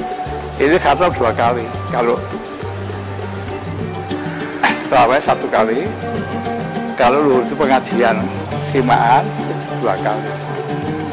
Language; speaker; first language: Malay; non-native, local second language; Javanese